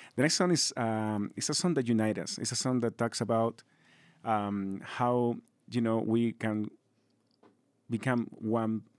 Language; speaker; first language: English; non-native, fluent; Spanish